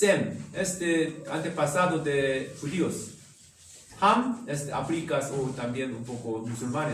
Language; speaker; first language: Spanish; non-native, learner; Korean